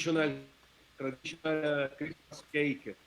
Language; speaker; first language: English; non-native, learner; Italian